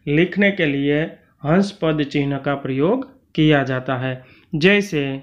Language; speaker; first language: Hindi; non-native, local second language; Gujarati